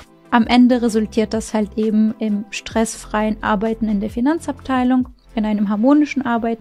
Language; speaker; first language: German; non-native, fluent; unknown